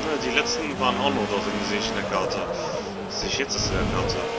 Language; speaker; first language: German; native; German